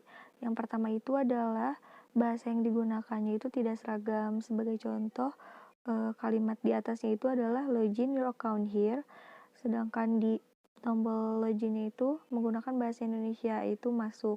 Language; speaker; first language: Indonesian; native; Indonesian